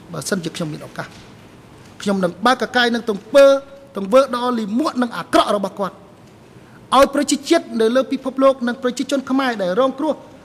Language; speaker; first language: Khmer; native; Khmer